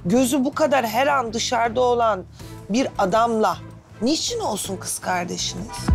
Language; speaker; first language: Turkish; native; Turkish